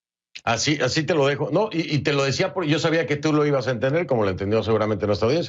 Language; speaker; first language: Spanish; native; Spanish